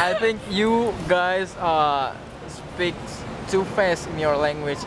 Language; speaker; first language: English; non-native, fluent; Indonesian